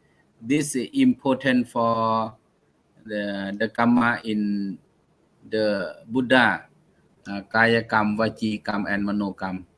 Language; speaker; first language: English; non-native, learner; Thai